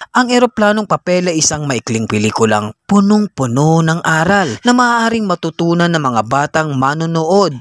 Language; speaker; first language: Filipino; native; Filipino